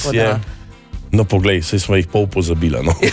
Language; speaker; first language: Slovenian; native; Slovenian